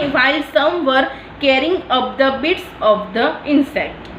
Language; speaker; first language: English; non-native, local second language; Gujarati